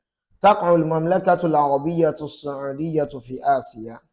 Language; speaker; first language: Arabic; non-native, fluent; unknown